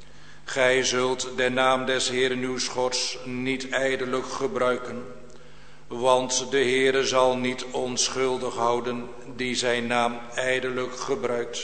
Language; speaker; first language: Dutch; native; Dutch